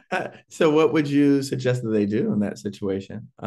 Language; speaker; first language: English; native; English